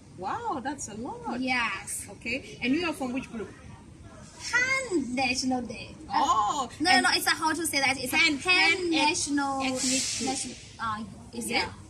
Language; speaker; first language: English; non-native, learner; Chinese